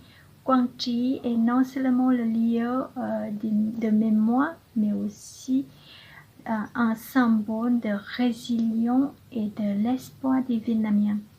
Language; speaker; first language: French; non-native, fluent; Vietnamese